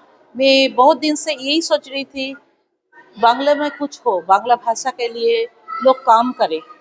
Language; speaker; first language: Hindi; non-native, local second language; Bangla